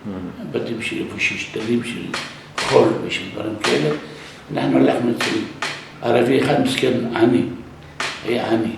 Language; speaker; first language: Hebrew; non-native, local second language; Arabic